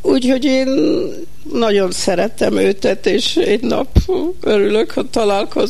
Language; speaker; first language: Hungarian; early bilingual, heritage; Hungarian